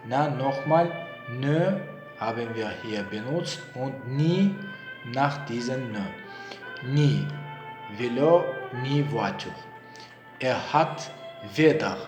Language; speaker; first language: German; non-native, learner; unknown